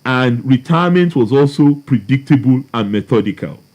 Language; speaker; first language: English; non-native, local second language; Yoruba